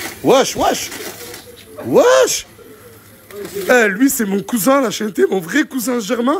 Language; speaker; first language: French; native; French